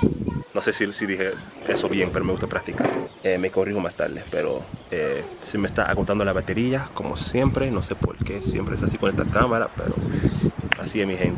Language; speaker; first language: Spanish; early bilingual, heritage; Spanish